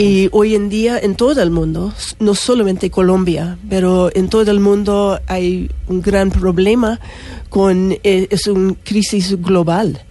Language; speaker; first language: Spanish; non-native, learner; English